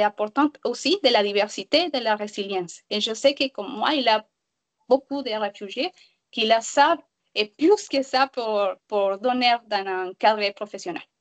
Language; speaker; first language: French; non-native, learner; Spanish